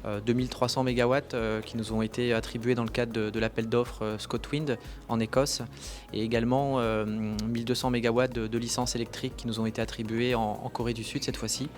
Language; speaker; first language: French; native; French